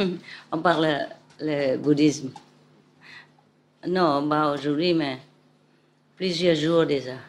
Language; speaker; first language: French; non-native, learner; Vietnamese